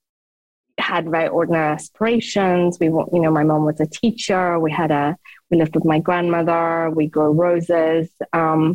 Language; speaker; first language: English; non-native, fluent; Persian